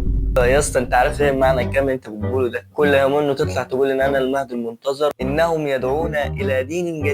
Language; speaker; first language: Arabic; native; Arabic